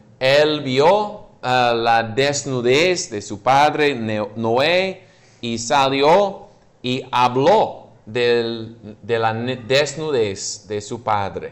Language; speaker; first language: Spanish; non-native, fluent; English